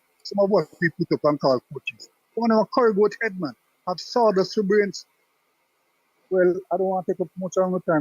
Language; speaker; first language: English; non-native, local second language; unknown